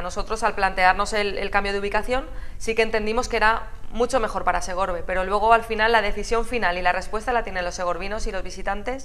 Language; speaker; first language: Spanish; native; Spanish